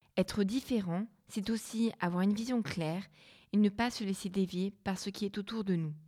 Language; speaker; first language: French; native; French